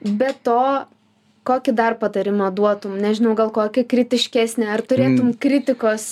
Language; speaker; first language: Lithuanian; native; Lithuanian